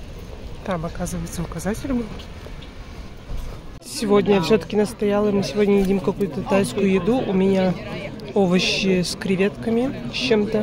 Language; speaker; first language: Russian; native; Russian